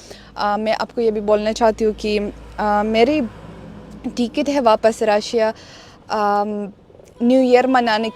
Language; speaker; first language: Hindi; non-native, fluent; Russian